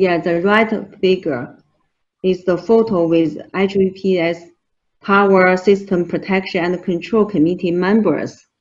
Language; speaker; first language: English; non-native, fluent; Chinese